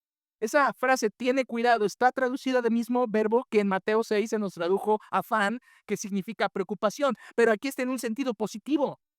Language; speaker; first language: Spanish; native; Spanish